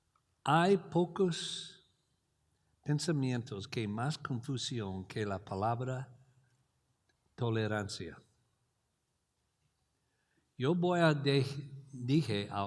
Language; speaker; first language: Spanish; non-native, learner; English